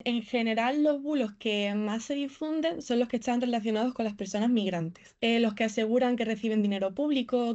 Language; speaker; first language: Spanish; native; Spanish